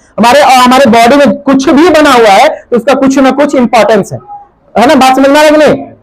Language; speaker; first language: Hindi; native; Hindi